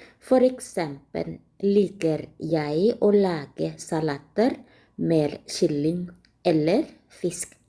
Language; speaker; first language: Norwegian; non-native, learner; Thai